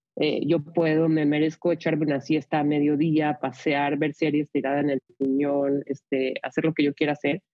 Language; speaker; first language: Spanish; native; Spanish